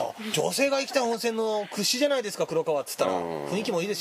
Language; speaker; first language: Japanese; native; Japanese